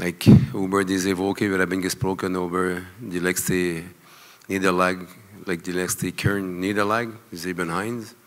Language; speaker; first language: German; non-native, learner; French